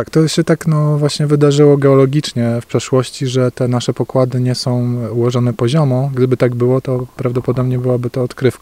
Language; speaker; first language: Polish; native; Polish